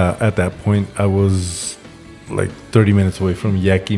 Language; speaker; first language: English; early bilingual, other home language; Spanish